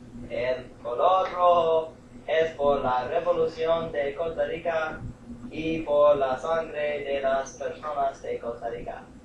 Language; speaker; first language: Spanish; non-native, learner; English